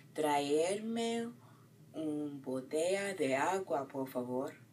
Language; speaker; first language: Spanish; non-native, learner; English